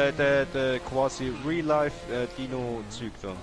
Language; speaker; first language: German; native; German